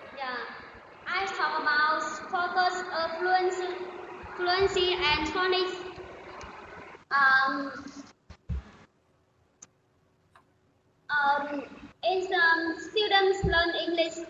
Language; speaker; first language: English; non-native, learner; Vietnamese